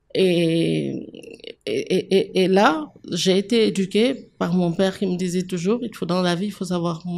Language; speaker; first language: French; non-native, local second language; Wolof